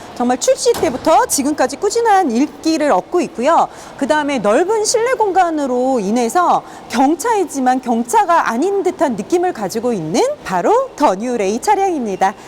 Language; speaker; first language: Korean; native; Korean